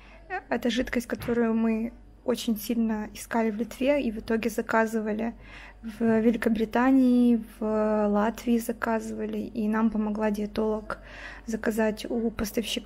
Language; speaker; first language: Russian; native; Russian